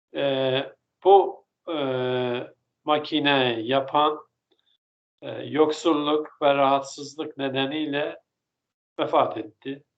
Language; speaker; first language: Turkish; non-native, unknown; Persian